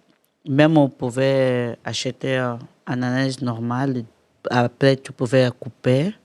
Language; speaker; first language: French; non-native, learner; Portuguese